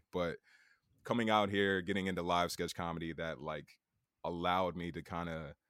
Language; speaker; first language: English; native; English